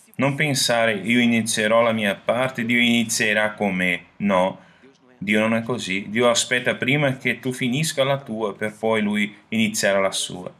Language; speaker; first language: Italian; non-native, fluent; Portuguese